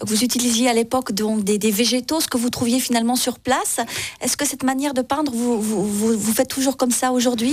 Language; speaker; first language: French; native; French